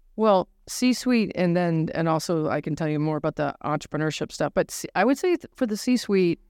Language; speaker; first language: English; native; English